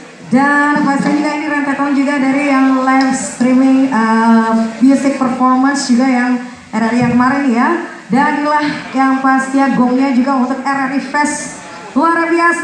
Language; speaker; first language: Indonesian; native; Indonesian